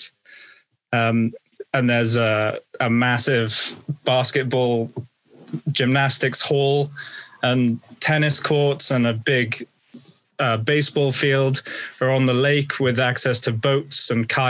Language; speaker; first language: English; native; English